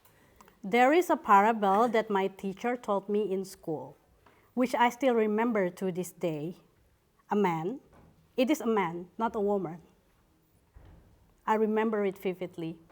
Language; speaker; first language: English; non-native, fluent; Indonesian